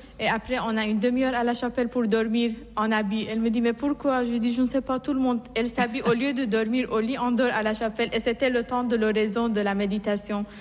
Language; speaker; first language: French; non-native, fluent; Persian